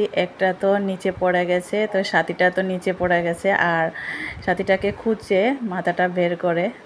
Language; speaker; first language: Bangla; native; Bangla